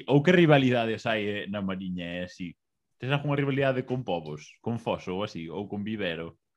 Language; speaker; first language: Galician; non-native, local second language; Spanish